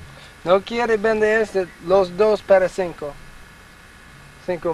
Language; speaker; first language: Spanish; non-native, learner; English